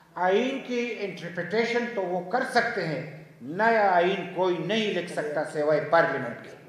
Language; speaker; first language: Urdu; non-native, local second language; Pashto